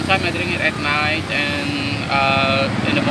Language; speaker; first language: English; non-native, fluent; Indonesian